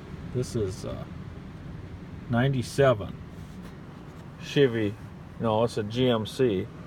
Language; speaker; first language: English; native; English